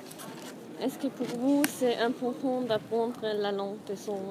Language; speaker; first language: French; non-native, learner; German